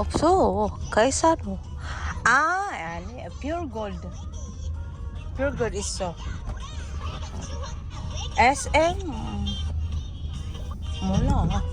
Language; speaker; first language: Korean; non-native, learner; Filipino